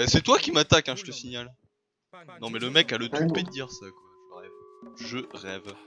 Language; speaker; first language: French; native; French